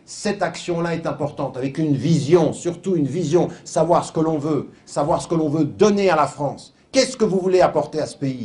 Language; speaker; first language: French; native; French